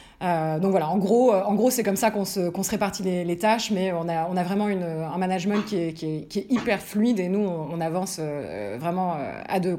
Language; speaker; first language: French; native; French